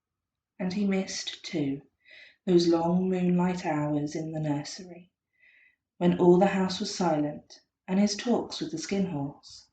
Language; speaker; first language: English; native; English